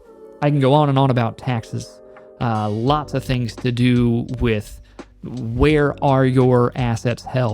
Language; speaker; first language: English; native; English